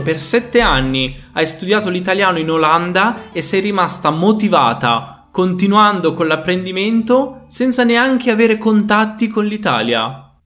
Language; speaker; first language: Italian; native; Italian